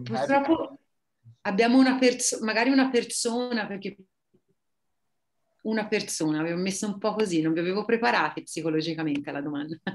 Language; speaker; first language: Italian; native; Italian